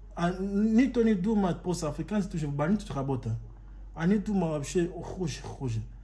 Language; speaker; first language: Russian; non-native, learner; Lingala